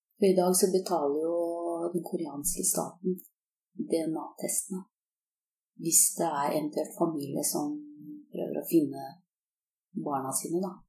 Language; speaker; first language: Norwegian; early bilingual, other home language; Korean